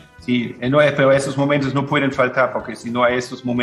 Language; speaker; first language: Spanish; non-native, fluent; German